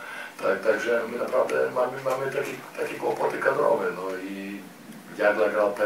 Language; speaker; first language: Polish; non-native, fluent; Lithuanian